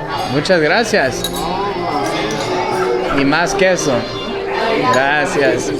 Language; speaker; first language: Spanish; early bilingual, heritage; English